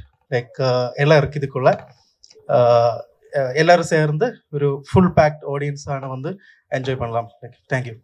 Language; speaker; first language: Tamil; non-native, local second language; Malayalam